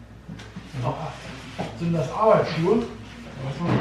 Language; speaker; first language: German; native; German